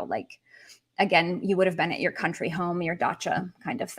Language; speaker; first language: English; native; English